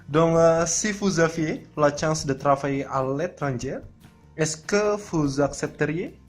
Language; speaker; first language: French; non-native, learner; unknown